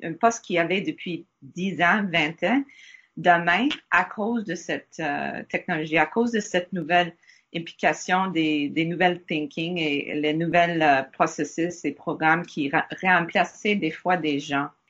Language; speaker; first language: French; non-native, learner; English